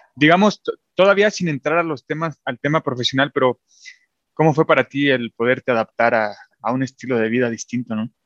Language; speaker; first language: Spanish; native; Spanish